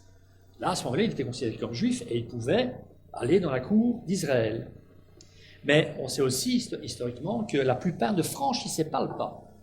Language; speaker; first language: French; native; French